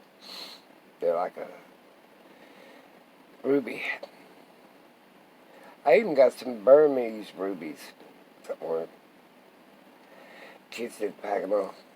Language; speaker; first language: English; native; English